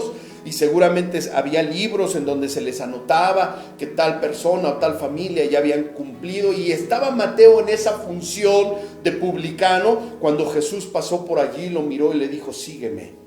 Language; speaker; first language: Spanish; native; Spanish